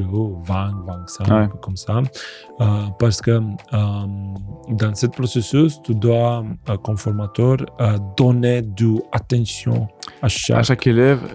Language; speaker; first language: French; non-native, fluent; Romanian